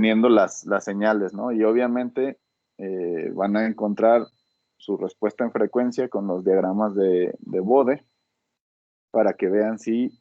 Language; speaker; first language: Spanish; native; Spanish